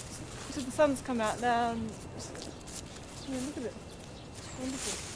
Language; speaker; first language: English; native; English